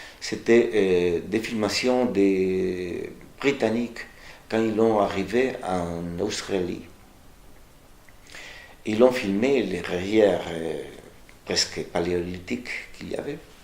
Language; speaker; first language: French; non-native, fluent; Spanish